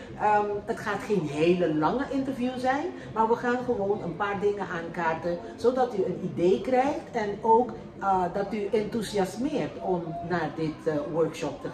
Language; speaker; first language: Dutch; non-native, local second language; Papiamento